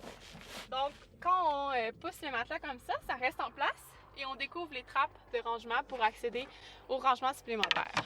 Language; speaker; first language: French; native; French